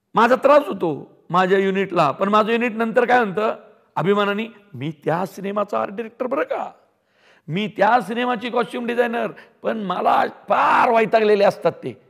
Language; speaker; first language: Marathi; native; Marathi